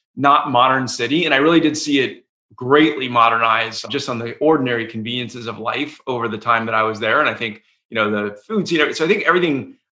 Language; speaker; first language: English; native; English